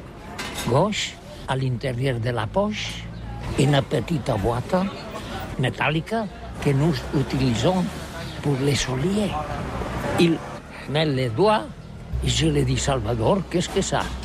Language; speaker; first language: French; non-native, learner; Catalan